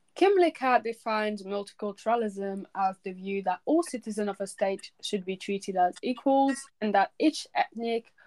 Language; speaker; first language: English; early bilingual, other home language; French